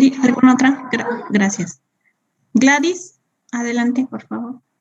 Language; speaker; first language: Spanish; native; Spanish